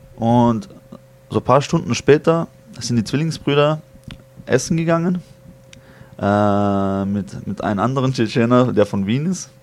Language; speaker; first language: German; early bilingual, other home language; Chechen